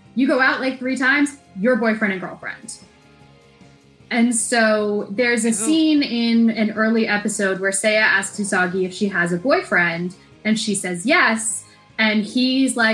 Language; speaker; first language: English; native; English